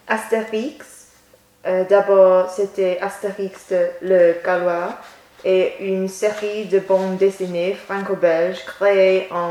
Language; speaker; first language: French; non-native, learner; English